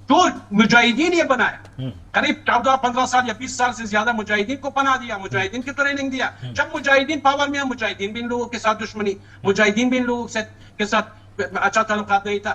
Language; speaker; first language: Hindi; non-native, learner; Pashto